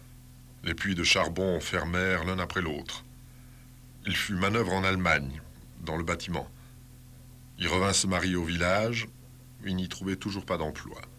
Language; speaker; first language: French; native; French